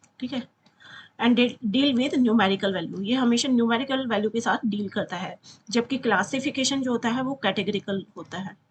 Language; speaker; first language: Hindi; native; Hindi